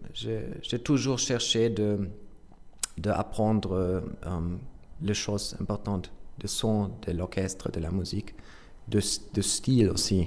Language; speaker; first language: French; non-native, fluent; German